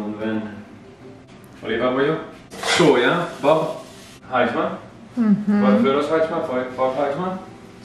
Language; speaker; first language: Hungarian; non-native, learner; Dutch